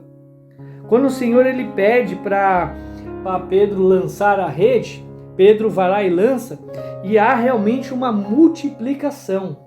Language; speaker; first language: Portuguese; native; Portuguese